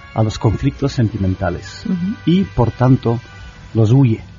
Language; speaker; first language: Spanish; non-native, fluent; English